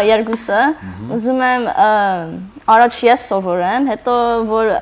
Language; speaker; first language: Armenian; early bilingual, heritage; Armenian